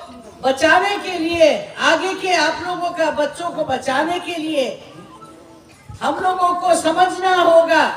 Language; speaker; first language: Hindi; non-native, local second language; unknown